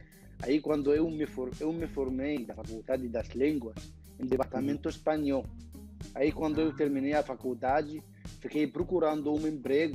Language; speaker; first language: Portuguese; non-native, fluent; Arabic